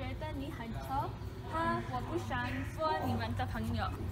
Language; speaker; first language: Chinese; non-native, learner; English